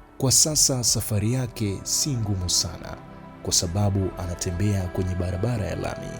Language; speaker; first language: Swahili; native; Swahili